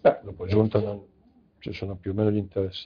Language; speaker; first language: Italian; native; Italian